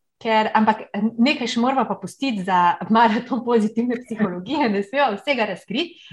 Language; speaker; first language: Slovenian; native; Slovenian